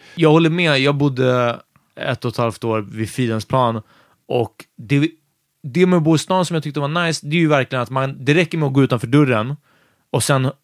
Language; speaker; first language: Swedish; native; Swedish